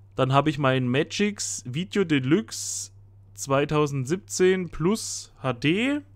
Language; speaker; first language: German; native; German